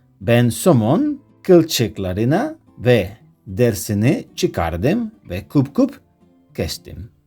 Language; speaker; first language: Turkish; non-native, learner; Spanish